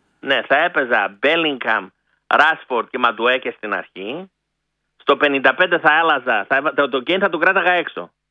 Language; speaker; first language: Greek; early bilingual, heritage; Greek